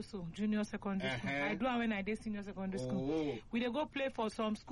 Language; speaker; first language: English; non-native, local second language; Igbo